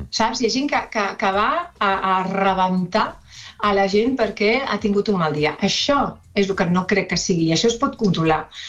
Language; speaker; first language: Catalan; non-native, local second language; Spanish